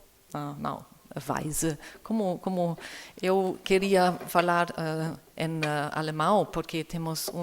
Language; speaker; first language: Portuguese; non-native, learner; German